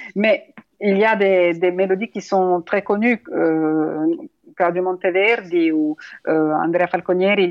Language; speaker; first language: French; non-native, fluent; Italian